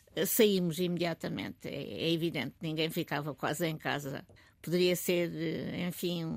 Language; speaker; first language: Portuguese; native; Portuguese